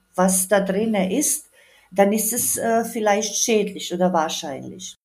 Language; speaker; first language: German; non-native, fluent; Croatian